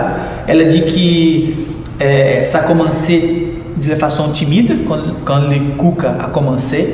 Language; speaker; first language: French; non-native, fluent; Portuguese